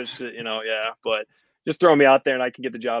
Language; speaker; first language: English; native; English